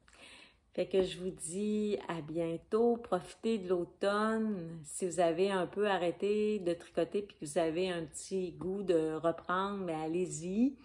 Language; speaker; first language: French; native; French